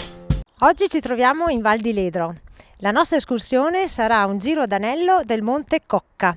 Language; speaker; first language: Italian; native; Italian